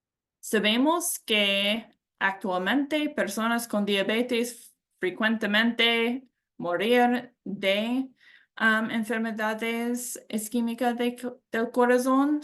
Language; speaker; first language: Spanish; non-native, learner; English